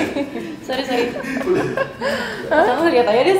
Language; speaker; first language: Indonesian; native; Indonesian